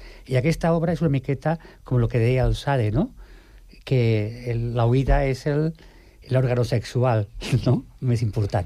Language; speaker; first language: Catalan; non-native, local second language; Spanish